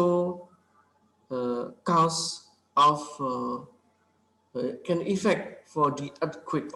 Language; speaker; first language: English; non-native, learner; Indonesian